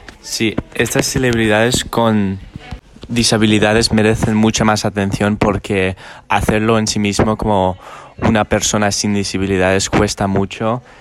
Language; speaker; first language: Spanish; non-native, learner; English